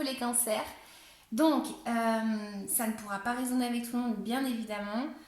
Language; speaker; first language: French; non-native, fluent; Spanish